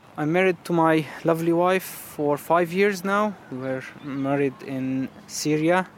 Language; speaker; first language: English; non-native, fluent; Arabic